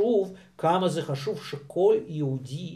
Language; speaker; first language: Hebrew; non-native, fluent; Russian